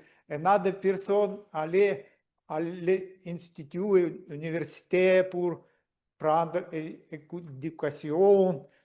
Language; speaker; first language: French; non-native, learner; Russian